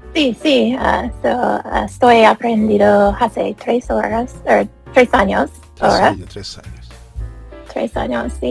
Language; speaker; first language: Spanish; non-native, learner; English